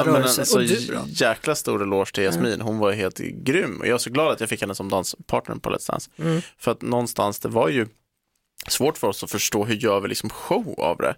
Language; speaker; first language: Swedish; native; Swedish